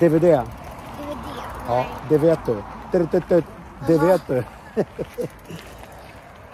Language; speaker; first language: Swedish; native; Swedish